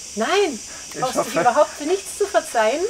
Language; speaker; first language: German; native; German